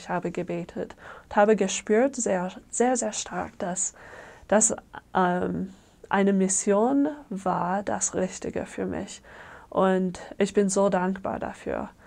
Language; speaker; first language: German; non-native, fluent; English